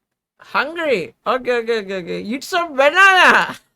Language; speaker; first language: English; non-native, learner; Malayalam